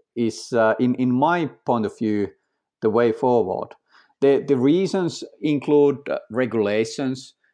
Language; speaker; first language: English; non-native, fluent; Finnish